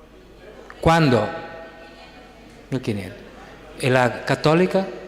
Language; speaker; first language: Spanish; non-native, fluent; Italian